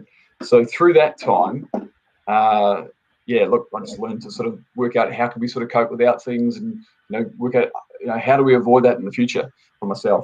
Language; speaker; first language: English; native; English